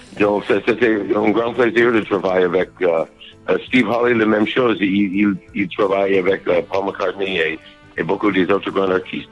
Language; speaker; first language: French; non-native, learner; English